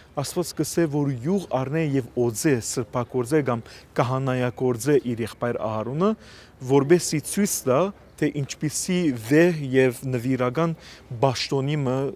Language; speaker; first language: Armenian; native; Armenian